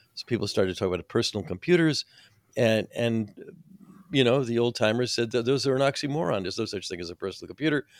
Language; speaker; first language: English; native; English